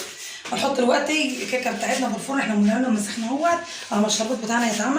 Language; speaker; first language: Arabic; native; Arabic